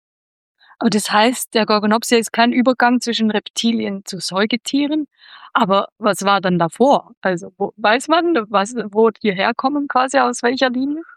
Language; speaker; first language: German; native; German